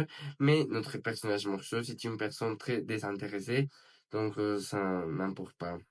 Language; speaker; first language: French; non-native, learner; Spanish